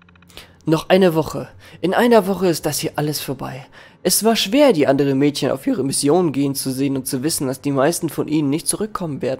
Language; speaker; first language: German; native; German